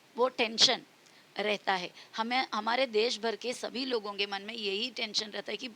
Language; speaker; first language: Hindi; non-native, local second language; Marathi